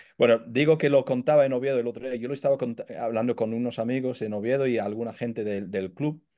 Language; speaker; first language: Spanish; non-native, fluent; English